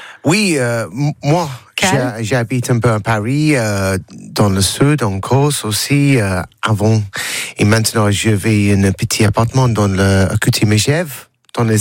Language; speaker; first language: French; non-native, learner; English